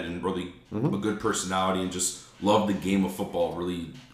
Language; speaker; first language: English; native; English